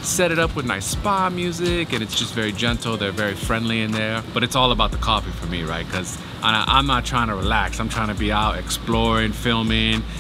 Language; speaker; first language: English; native; English